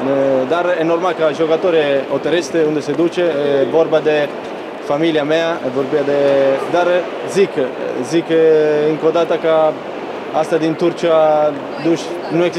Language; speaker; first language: Romanian; non-native, fluent; Italian